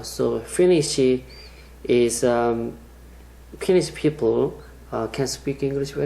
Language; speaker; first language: English; non-native, learner; Korean